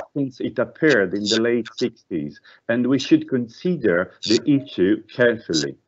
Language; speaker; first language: English; non-native, fluent; Italian